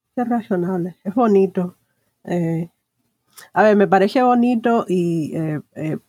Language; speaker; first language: Spanish; native; Spanish